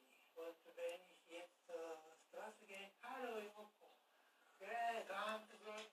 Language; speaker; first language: German; non-native, learner; Japanese